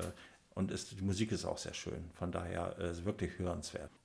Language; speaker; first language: German; native; German